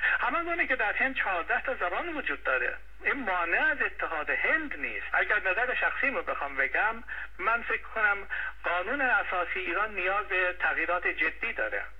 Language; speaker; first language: Persian; non-native, local second language; Azerbaijani